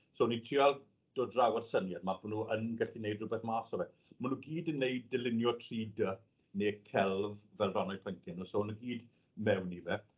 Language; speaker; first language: Welsh; native; Welsh